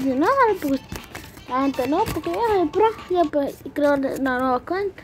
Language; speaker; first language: Spanish; native; Spanish